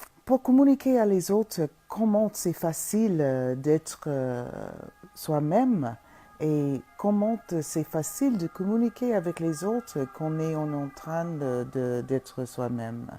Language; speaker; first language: French; non-native, fluent; English